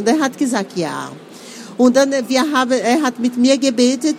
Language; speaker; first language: German; non-native, fluent; Portuguese